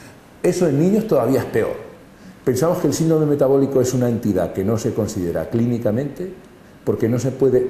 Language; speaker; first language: Spanish; native; Spanish